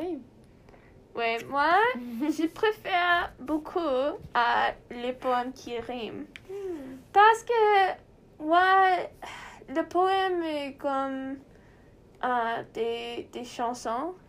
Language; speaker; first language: French; non-native, learner; English